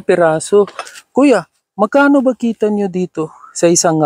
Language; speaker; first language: Filipino; non-native, learner; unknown